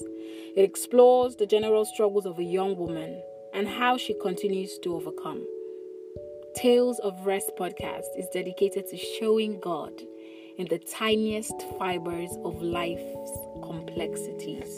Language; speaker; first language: English; non-native, local second language; Igbo